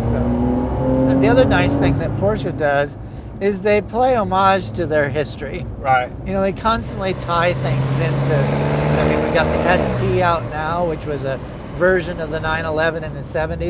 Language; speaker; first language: English; native; English